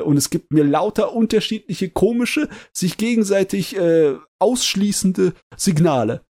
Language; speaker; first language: German; native; German